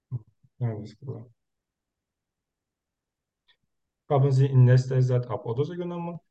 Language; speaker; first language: German; non-native, learner; Turkish